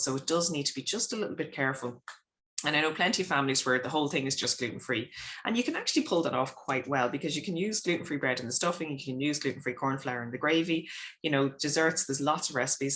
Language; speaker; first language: English; native; English